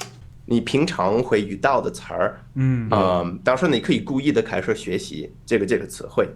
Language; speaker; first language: Chinese; non-native, fluent; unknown